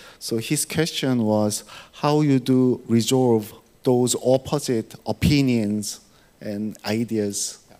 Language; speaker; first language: English; non-native, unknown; Korean